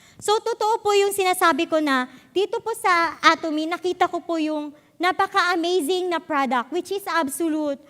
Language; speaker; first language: Filipino; native; Filipino